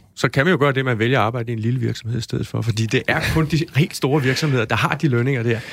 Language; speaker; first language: Danish; native; Danish